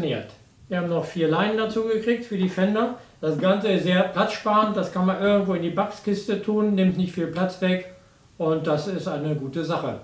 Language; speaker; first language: German; native; German